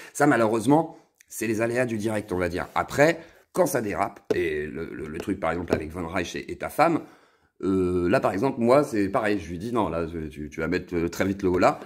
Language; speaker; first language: French; native; French